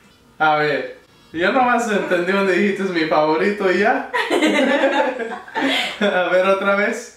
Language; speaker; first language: Spanish; early bilingual, heritage; Spanish